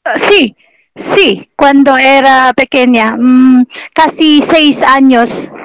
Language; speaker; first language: Spanish; non-native, learner; Filipino